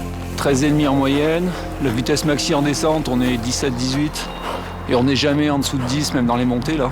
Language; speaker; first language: French; native; French